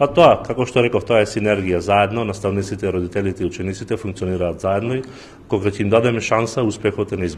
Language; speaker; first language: Macedonian; native; Macedonian